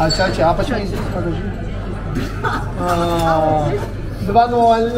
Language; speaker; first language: Russian; non-native, learner; Turkish